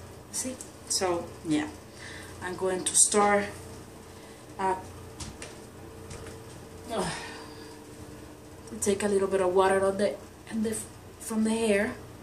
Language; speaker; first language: English; non-native, learner; Spanish